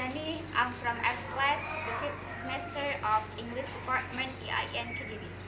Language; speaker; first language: English; non-native, learner; Indonesian